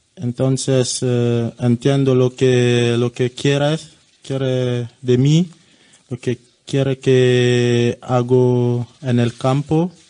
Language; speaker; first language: Spanish; non-native, learner; French